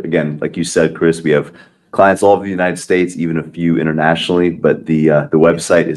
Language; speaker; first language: English; native; English